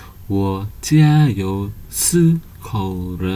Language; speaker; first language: Chinese; non-native, fluent; Nepali